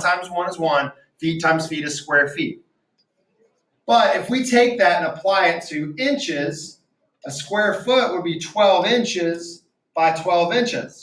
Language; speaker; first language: English; native; English